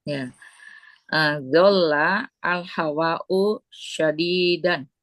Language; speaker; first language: Arabic; non-native, learner; Indonesian